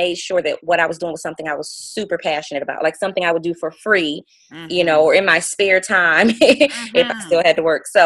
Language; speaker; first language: English; native; English